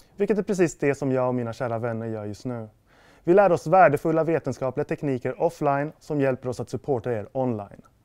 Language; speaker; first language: Swedish; native; Swedish